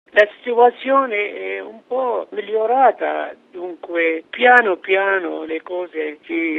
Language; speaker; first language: Italian; non-native, fluent; Arabic